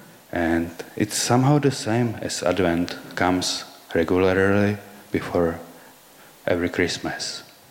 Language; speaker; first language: English; non-native, fluent; Czech